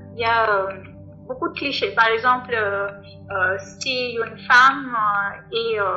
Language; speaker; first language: French; non-native, fluent; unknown